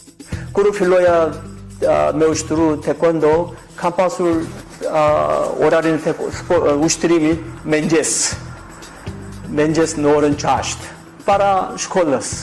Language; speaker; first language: Albanian; non-native, fluent; Korean